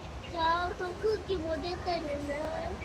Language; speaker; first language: Japanese; native; Japanese